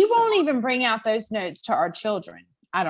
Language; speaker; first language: English; native; English